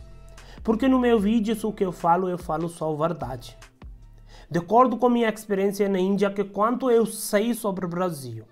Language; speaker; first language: Portuguese; non-native, learner; Hindi